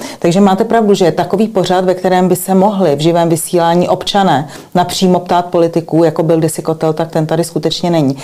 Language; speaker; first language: Czech; native; Czech